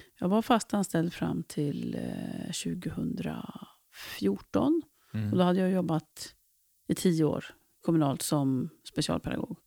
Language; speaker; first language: Swedish; native; Swedish